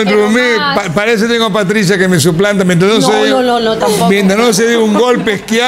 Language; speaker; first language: Spanish; native; Spanish